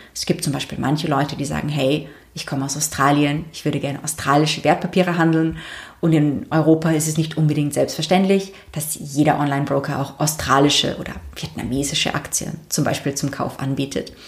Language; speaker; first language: German; native; German